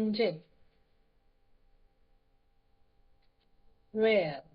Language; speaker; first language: Korean; non-native, learner; Hindi